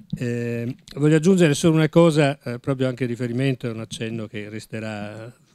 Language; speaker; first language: Italian; native; Italian